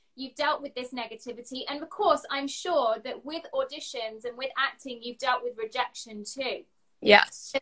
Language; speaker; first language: English; native; English